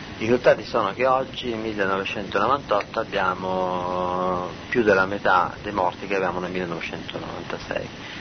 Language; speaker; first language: Italian; native; Italian